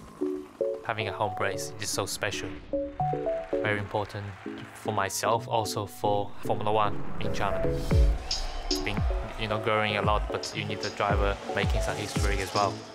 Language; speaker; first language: English; non-native, local second language; Chinese